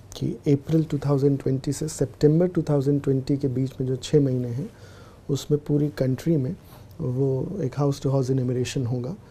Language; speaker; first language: Hindi; native; Hindi